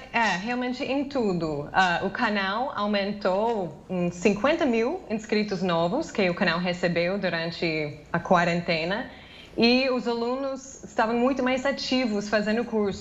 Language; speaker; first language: Portuguese; non-native, fluent; English